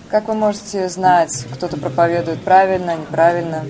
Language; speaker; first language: Russian; native; Russian